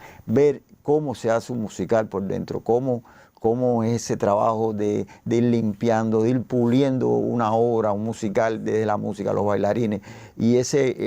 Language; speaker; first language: Spanish; native; Spanish